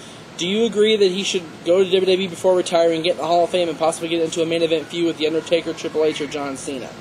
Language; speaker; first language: English; native; English